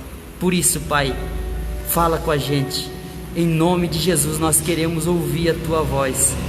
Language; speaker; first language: Portuguese; native; Portuguese